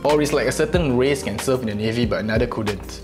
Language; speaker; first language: English; non-native, local second language; Malay